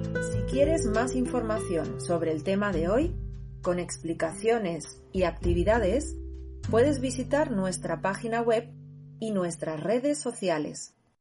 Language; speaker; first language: Spanish; native; Spanish